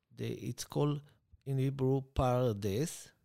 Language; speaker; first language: English; non-native, learner; Hebrew